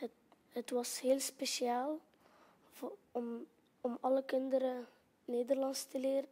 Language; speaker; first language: Dutch; non-native, learner; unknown